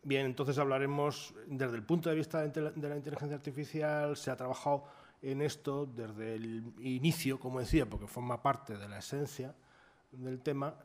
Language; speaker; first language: Spanish; native; Spanish